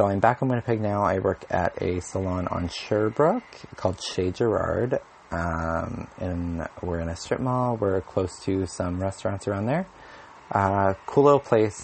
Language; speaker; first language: English; native; English